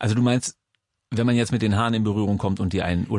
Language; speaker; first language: German; native; German